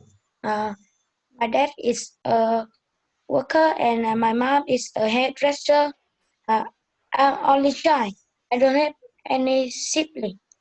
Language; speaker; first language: English; non-native, learner; Vietnamese